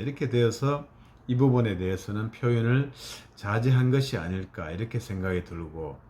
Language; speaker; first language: Korean; native; Korean